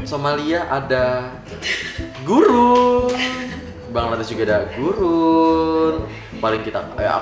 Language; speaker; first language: Indonesian; native; Indonesian